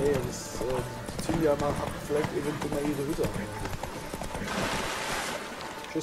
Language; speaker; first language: German; native; German